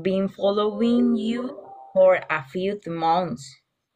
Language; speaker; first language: English; non-native, learner; Spanish